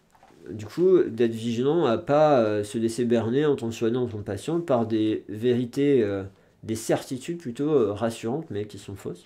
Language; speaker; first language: French; native; French